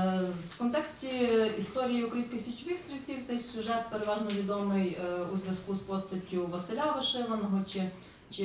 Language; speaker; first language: Ukrainian; native; Ukrainian